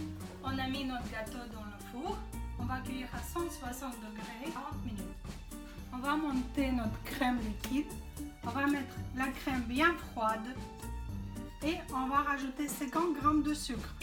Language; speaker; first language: French; non-native, fluent; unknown